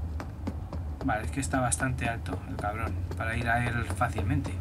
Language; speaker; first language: Spanish; native; Spanish